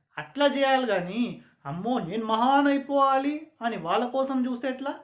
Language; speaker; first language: Telugu; non-native, local second language; Urdu